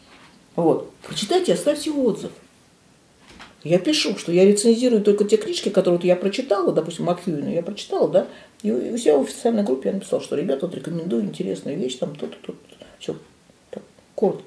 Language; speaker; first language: Russian; native; Russian